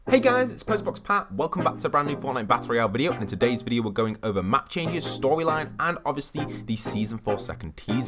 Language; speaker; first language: English; native; English